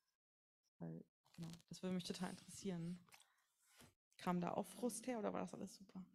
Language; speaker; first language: German; native; German